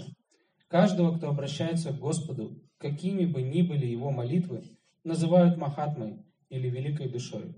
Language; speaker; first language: Russian; native; Russian